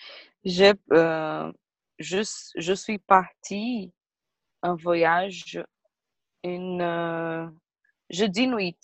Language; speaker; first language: French; non-native, learner; Portuguese